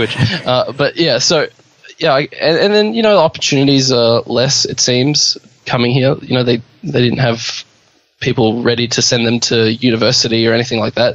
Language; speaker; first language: English; native; English